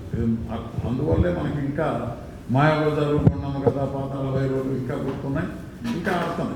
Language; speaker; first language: Telugu; native; Telugu